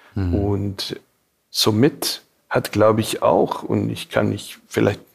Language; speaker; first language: German; non-native, fluent; English